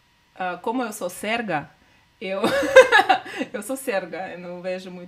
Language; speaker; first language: Portuguese; non-native, learner; Russian